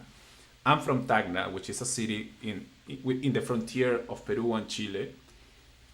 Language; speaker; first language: English; non-native, fluent; Spanish